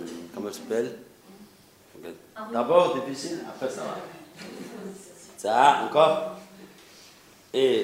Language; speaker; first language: French; non-native, learner; Mongolian